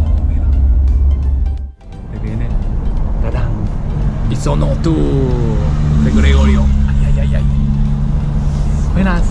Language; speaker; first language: Spanish; non-native, learner; Japanese